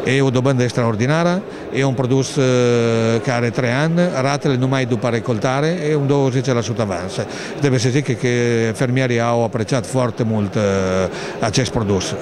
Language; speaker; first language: Romanian; non-native, fluent; Italian